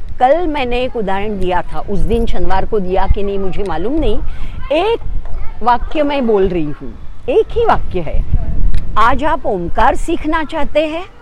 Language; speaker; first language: Hindi; non-native, local second language; Marathi